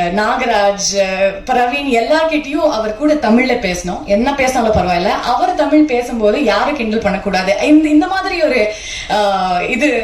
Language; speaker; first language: Tamil; non-native, learner; Kannada